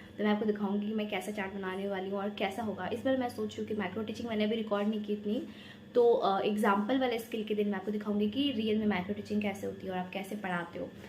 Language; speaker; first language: Hindi; native; Hindi